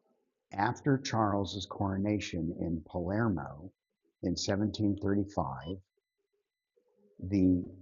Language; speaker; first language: English; native; English